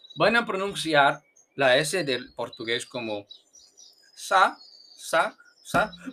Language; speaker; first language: Spanish; non-native, fluent; Portuguese